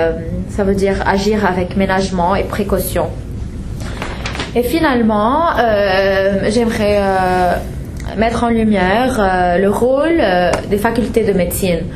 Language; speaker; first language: French; non-native, fluent; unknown